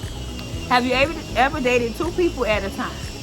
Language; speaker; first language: English; native; English